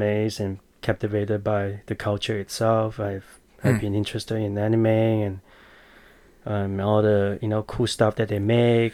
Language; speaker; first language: English; non-native, local second language; Chinese